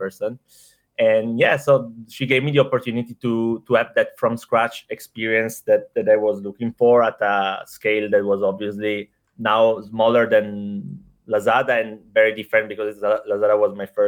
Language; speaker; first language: English; non-native, fluent; Italian